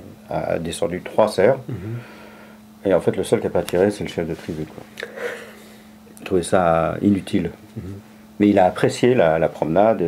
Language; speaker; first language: French; native; French